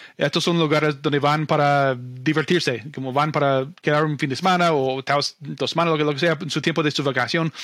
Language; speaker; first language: Spanish; non-native, fluent; English